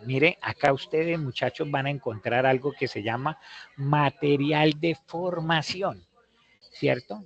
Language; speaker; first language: Spanish; native; Spanish